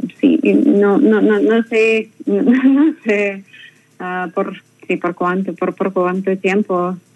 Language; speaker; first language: Spanish; non-native, learner; Russian